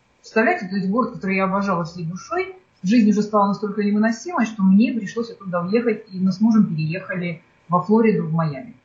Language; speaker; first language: Russian; native; Russian